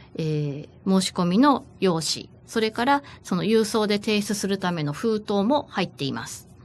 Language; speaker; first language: Japanese; native; Japanese